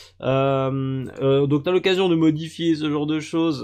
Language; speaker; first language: French; native; French